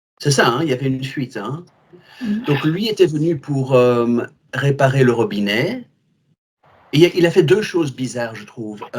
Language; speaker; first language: French; native; French